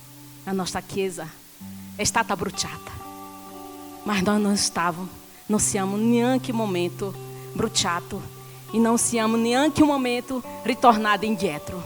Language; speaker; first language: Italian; non-native, learner; Portuguese